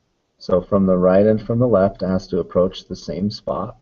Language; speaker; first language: English; native; English